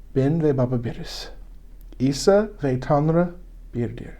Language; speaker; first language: Turkish; non-native, learner; English